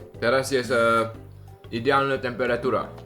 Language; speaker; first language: Polish; non-native, learner; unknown